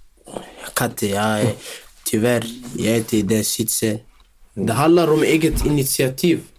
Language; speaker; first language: Swedish; non-native, local second language; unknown